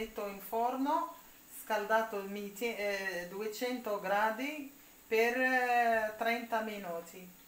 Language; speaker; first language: Italian; non-native, learner; Arabic